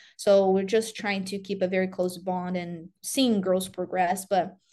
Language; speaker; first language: English; non-native, fluent; Portuguese